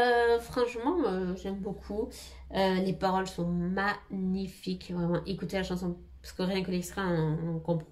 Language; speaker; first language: French; native; French